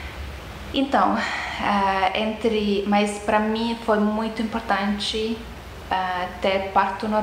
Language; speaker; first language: Portuguese; non-native, fluent; Estonian